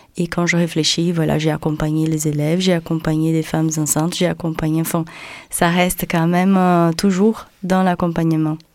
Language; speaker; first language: French; non-native, fluent; Portuguese